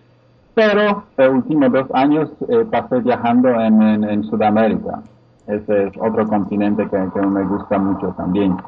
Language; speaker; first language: Spanish; non-native, fluent; Polish